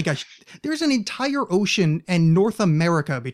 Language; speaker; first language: English; native; English